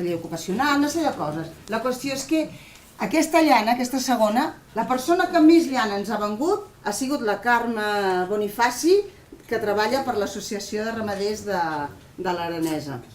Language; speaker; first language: Catalan; non-native, local second language; Spanish